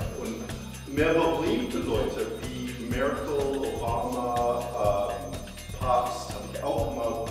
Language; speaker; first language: German; non-native, learner; English